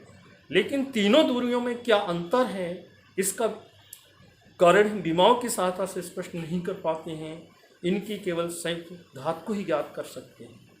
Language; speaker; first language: Hindi; native; Hindi